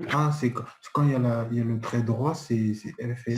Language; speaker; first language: French; native; French